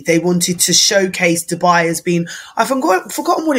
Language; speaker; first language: English; native; English